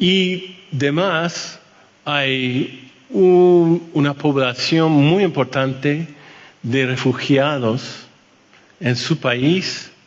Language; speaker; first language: Spanish; non-native, fluent; French